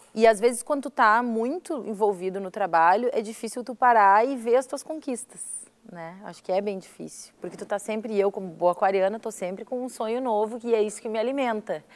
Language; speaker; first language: Portuguese; native; Portuguese